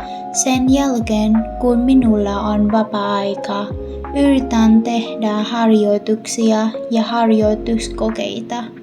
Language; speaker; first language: Finnish; non-native, learner; Vietnamese